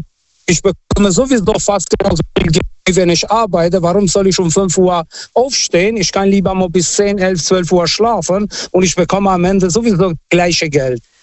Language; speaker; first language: German; non-native, fluent; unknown